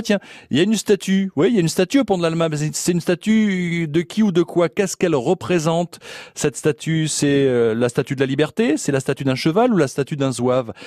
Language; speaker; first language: French; native; French